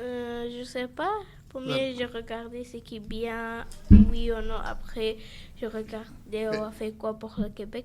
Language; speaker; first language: French; non-native, learner; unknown